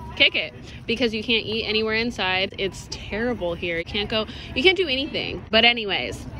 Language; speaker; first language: English; native; English